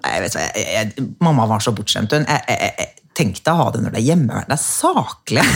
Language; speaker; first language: Norwegian; native; Norwegian